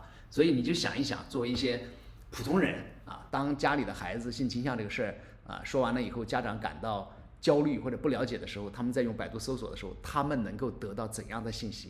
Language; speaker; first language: Chinese; native; Chinese